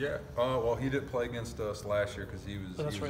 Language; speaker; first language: English; native; English